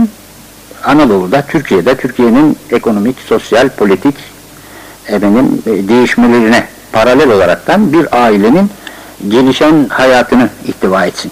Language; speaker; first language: Turkish; native; Turkish